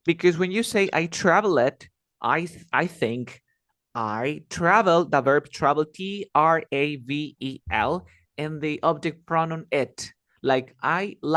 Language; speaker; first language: English; non-native, fluent; Spanish